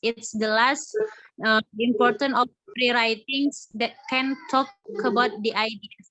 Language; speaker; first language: English; non-native, learner; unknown